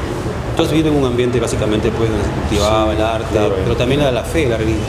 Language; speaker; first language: Spanish; native; Spanish